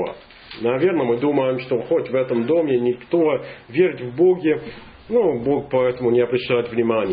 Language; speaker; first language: Russian; non-native, fluent; English